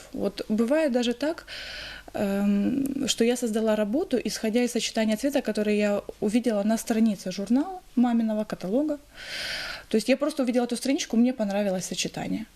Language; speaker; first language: Russian; native; Russian